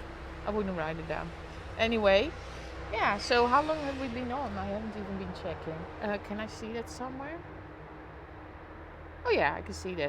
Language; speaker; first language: English; non-native, fluent; Dutch